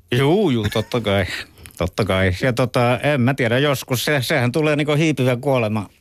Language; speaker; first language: Finnish; native; Finnish